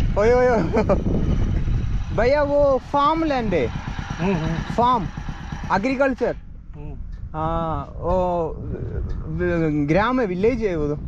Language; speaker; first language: Hindi; non-native, learner; Malayalam